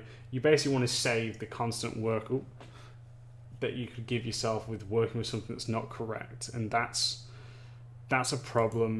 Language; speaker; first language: English; native; English